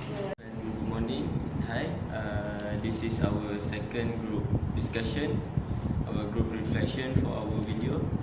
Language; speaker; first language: English; non-native, local second language; Malay